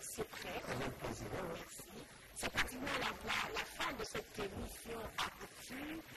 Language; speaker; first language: French; non-native, local second language; Lingala